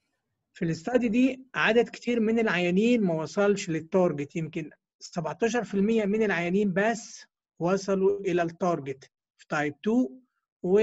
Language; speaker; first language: Arabic; native; Arabic